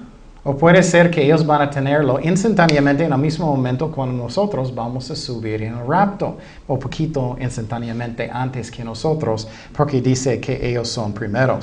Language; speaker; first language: Spanish; non-native, fluent; English